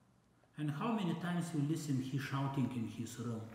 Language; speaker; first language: English; non-native, learner; Korean